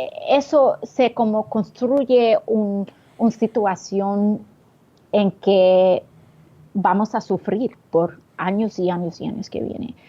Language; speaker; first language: Spanish; early bilingual, heritage; English